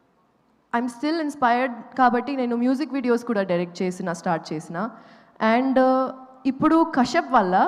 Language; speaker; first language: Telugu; non-native, local second language; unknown